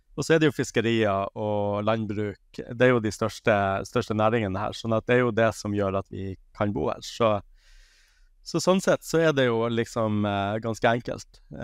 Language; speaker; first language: Norwegian; native; Norwegian